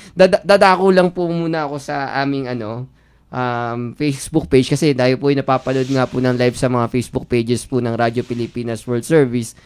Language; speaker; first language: Filipino; native; Filipino